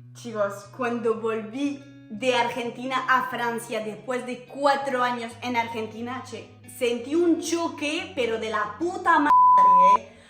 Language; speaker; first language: Spanish; non-native, fluent; French